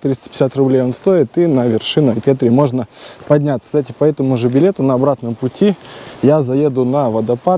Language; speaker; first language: Russian; native; Russian